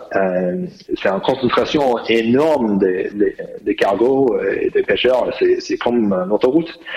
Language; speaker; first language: French; non-native, fluent; English